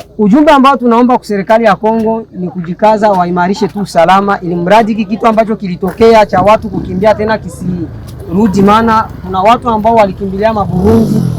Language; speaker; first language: Swahili; native; Swahili